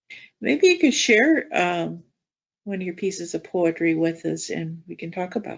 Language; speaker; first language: English; native; English